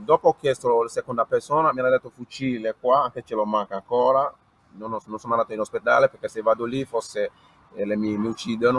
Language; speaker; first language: Italian; non-native, learner; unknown